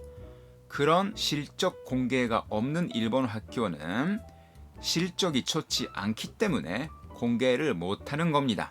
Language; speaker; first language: Korean; non-native, fluent; Japanese